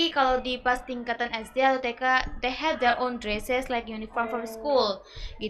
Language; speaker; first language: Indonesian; early bilingual, other home language; Bangla